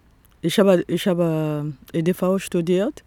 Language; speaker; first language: German; non-native, fluent; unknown